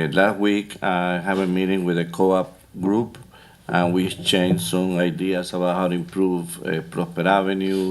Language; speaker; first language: English; non-native, fluent; Spanish